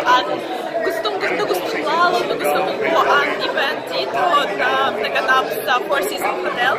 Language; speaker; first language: Filipino; non-native, learner; Russian